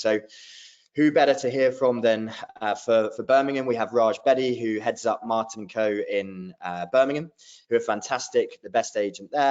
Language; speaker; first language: English; native; English